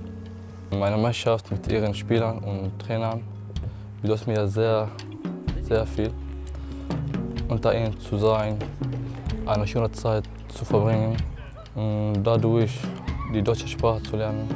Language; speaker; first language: German; non-native, learner; Arabic